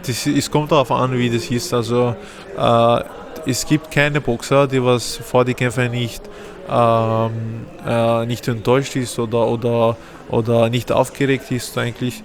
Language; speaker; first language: German; non-native, fluent; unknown